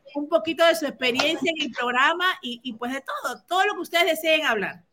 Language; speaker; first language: Spanish; native; Spanish